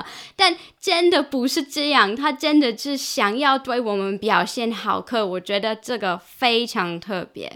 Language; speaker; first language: Chinese; non-native, fluent; English